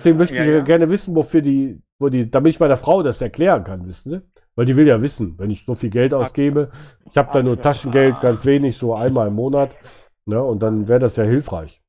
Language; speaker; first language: German; native; German